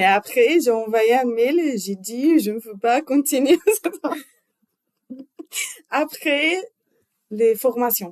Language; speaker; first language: French; non-native, learner; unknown